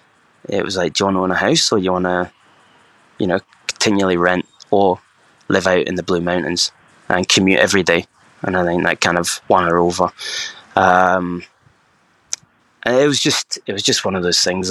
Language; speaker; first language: English; native; English